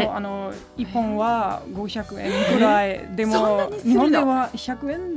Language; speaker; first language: Japanese; non-native, learner; German